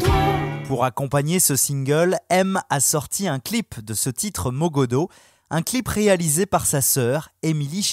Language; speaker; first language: French; native; French